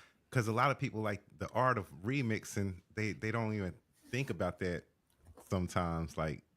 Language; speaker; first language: English; native; English